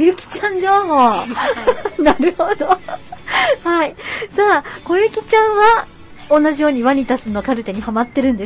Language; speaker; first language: Japanese; native; Japanese